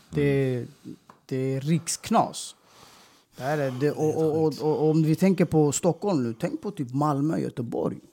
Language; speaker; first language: Swedish; early bilingual, other home language; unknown